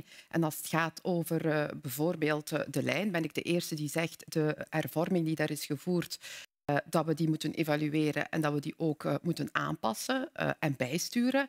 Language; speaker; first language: Dutch; native; Dutch